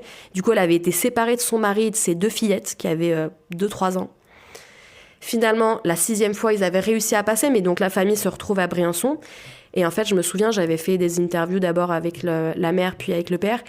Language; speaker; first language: French; native; French